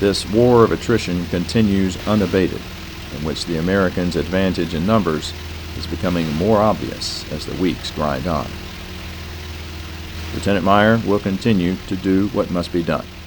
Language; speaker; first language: English; native; English